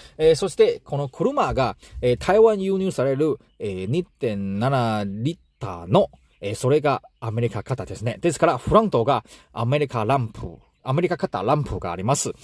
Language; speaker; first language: Japanese; non-native, learner; Chinese